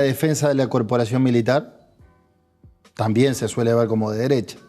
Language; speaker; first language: Spanish; native; Spanish